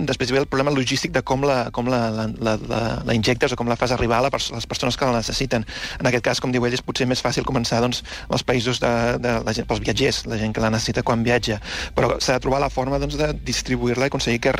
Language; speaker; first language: Catalan; native; Catalan